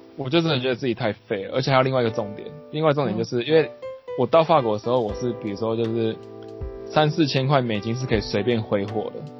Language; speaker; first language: Chinese; non-native, local second language; Min Nan Chinese